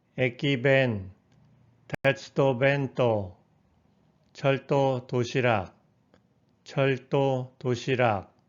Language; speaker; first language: Korean; native; Korean